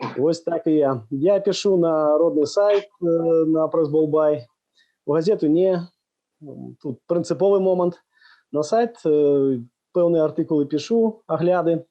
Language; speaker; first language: Belarusian; non-native, local second language; Russian